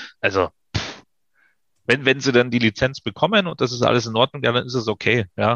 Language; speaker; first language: German; native; German